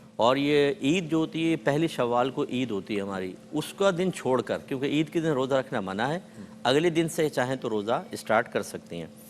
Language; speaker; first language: Urdu; native; Urdu